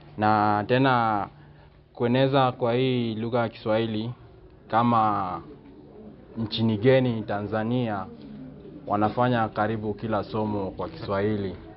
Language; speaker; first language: Swahili; non-native, local second language; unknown